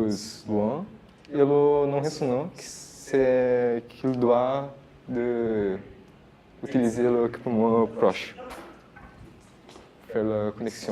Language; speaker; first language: French; non-native, learner; Portuguese